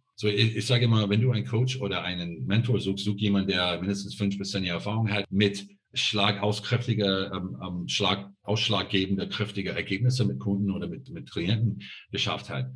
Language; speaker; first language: German; non-native, fluent; English